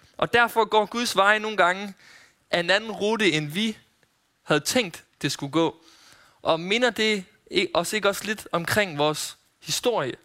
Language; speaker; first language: Danish; native; Danish